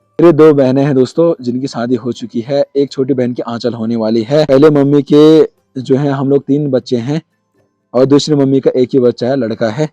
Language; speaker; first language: Hindi; native; Hindi